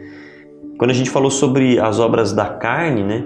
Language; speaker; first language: Portuguese; native; Portuguese